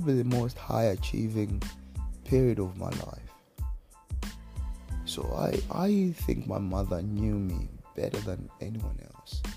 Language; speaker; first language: English; non-native, local second language; Nyanja